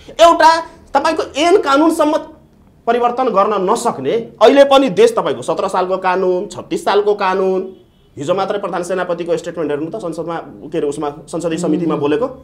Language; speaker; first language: Nepali; non-native, local second language; Maithili